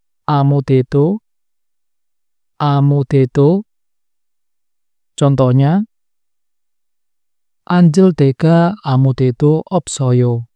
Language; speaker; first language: Korean; non-native, fluent; Indonesian